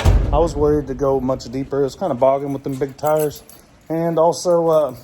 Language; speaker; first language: English; native; English